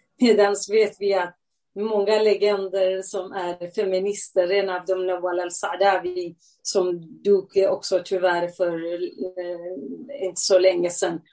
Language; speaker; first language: Swedish; non-native, fluent; Central Kurdish